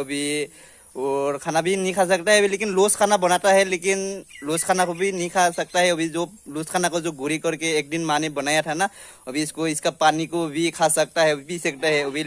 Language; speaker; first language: Hindi; non-native, local second language; Bodo